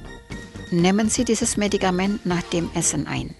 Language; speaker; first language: German; non-native, fluent; Indonesian